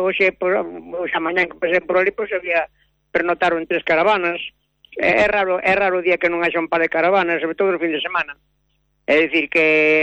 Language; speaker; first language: Galician; native; Galician